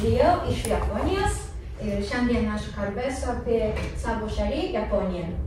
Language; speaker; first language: Lithuanian; non-native, learner; Japanese